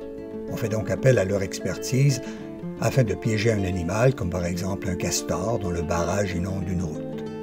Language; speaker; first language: French; native; French